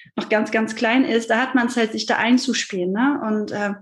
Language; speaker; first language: German; non-native, fluent; French